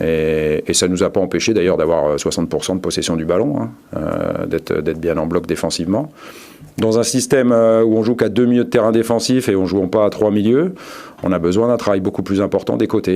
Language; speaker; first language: French; native; French